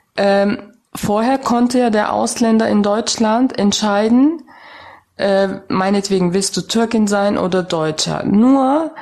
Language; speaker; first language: German; native; German